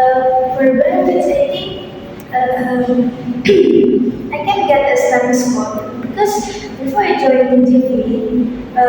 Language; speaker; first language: English; non-native, learner; Indonesian